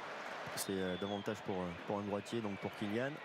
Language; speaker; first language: French; native; French